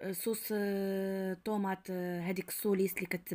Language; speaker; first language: Arabic; native; Arabic